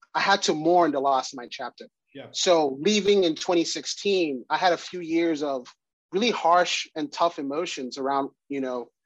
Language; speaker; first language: English; early bilingual, other home language; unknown